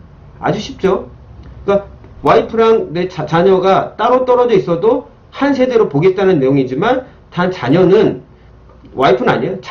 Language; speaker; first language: Korean; native; Korean